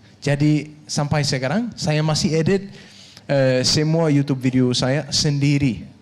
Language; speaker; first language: Indonesian; non-native, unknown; Danish